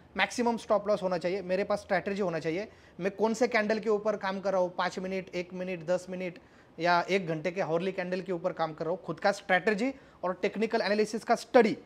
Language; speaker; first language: Hindi; non-native, local second language; Marathi